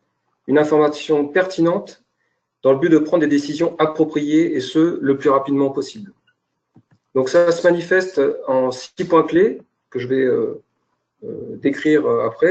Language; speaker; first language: French; native; French